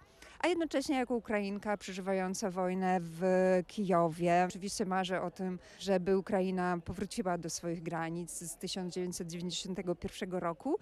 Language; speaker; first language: Polish; non-native, fluent; Ukrainian